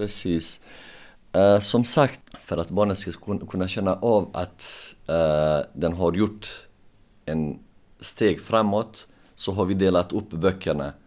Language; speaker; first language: Swedish; non-native, local second language; Bosnian